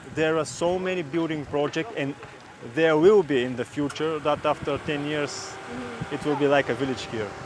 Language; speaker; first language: English; non-native, fluent; Bulgarian